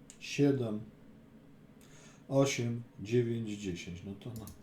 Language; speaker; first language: Polish; native; Polish